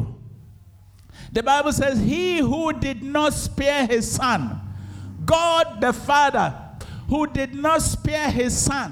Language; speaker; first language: English; non-native, local second language; Akan